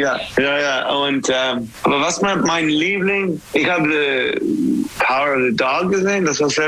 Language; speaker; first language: German; non-native, learner; English